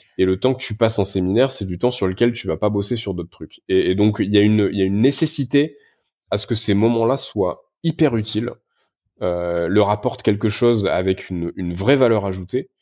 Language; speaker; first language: French; native; French